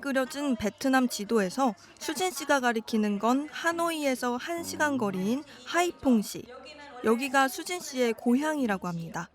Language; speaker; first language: Korean; native; Korean